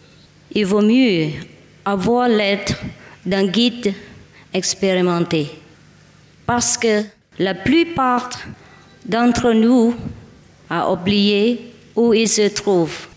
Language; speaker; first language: French; non-native, learner; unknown